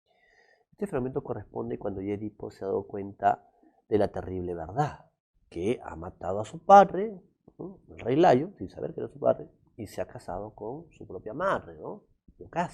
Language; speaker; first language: Spanish; native; Spanish